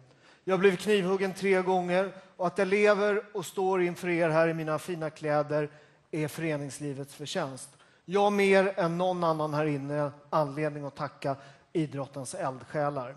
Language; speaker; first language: Swedish; native; Swedish